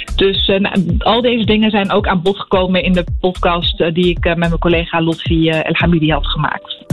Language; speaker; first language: Dutch; early bilingual, other home language; Arabic